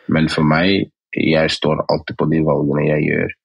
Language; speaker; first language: Norwegian; early bilingual, other home language; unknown